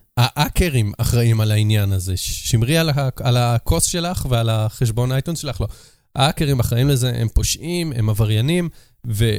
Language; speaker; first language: Hebrew; native; Hebrew